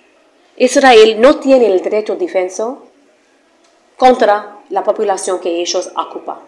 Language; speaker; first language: Spanish; non-native, fluent; Arabic